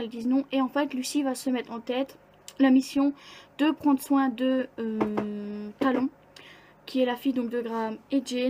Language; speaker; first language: French; native; French